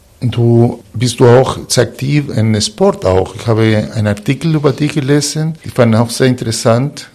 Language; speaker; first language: German; non-native, fluent; Spanish